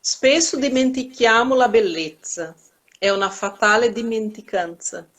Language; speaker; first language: Italian; non-native, fluent; Portuguese